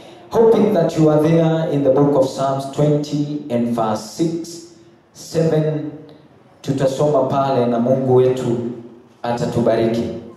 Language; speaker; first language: English; non-native, local second language; Swahili